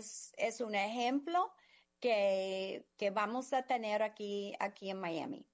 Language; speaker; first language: Spanish; non-native, fluent; English